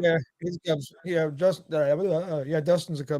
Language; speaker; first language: English; native; English